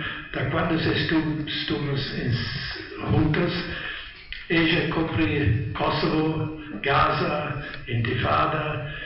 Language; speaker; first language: Spanish; non-native, learner; Italian